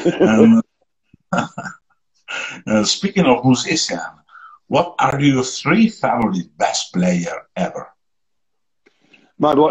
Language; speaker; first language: English; non-native, learner; Italian